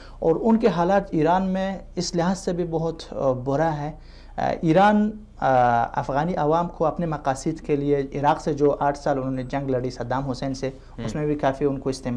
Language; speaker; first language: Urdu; non-native, fluent; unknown